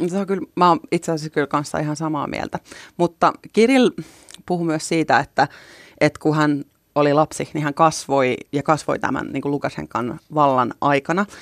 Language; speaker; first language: Finnish; native; Finnish